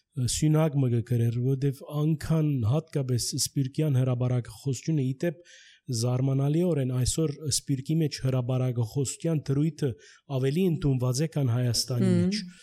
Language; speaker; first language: Armenian; early bilingual, heritage; Armenian